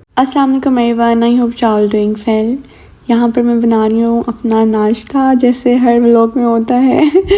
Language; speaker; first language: Urdu; native; Urdu